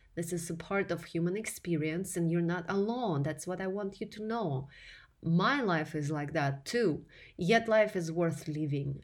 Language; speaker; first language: English; non-native, fluent; Russian